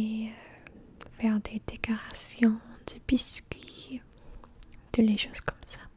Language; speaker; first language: French; non-native, learner; English